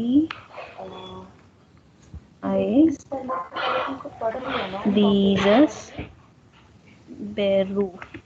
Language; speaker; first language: German; non-native, learner; Hindi